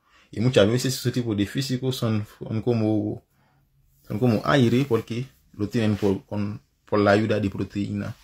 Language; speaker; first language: Spanish; non-native, fluent; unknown